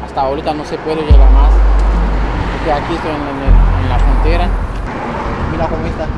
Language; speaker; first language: Spanish; non-native, learner; Haitian Creole